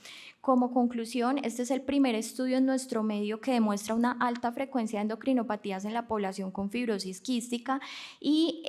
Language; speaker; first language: Spanish; native; Spanish